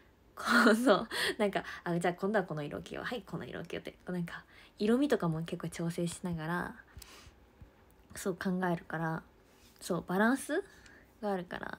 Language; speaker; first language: Japanese; native; Japanese